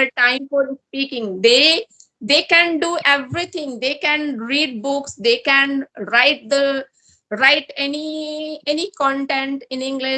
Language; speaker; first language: English; non-native, learner; Hindi